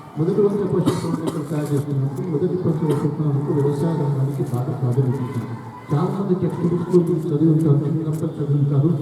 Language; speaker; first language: Telugu; non-native, local second language; Urdu